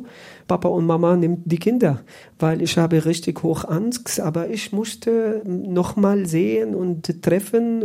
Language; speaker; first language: German; non-native, learner; Arabic